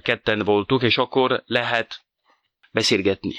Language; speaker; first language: Hungarian; non-native, fluent; French